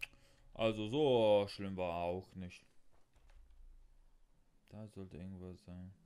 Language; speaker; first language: German; non-native, learner; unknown